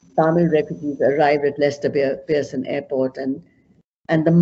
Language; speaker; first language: English; non-native, local second language; Punjabi